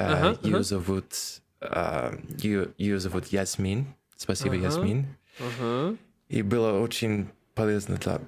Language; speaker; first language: Russian; non-native, learner; English